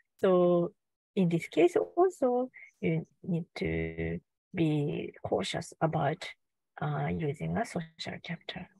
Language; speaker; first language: English; non-native, learner; Japanese